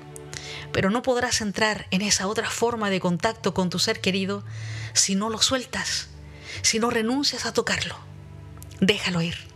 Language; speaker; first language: Spanish; native; Spanish